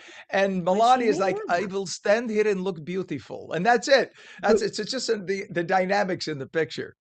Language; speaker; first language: English; native; English